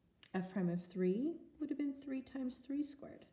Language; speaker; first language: English; native; English